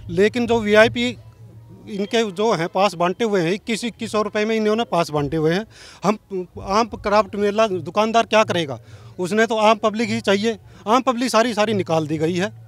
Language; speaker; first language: Hindi; non-native, local second language; Punjabi